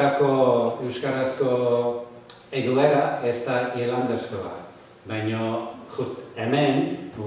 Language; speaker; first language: Basque; non-native, fluent; English